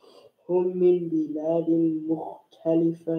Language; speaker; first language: Arabic; non-native, learner; English